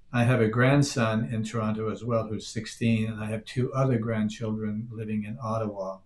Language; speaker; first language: English; native; English